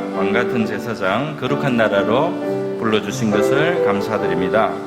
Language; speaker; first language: Korean; native; Korean